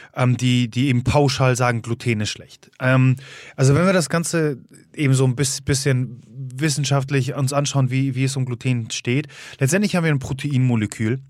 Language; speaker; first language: German; early bilingual, other home language; Polish